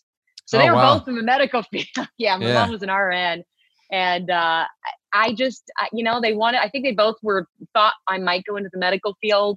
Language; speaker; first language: English; native; English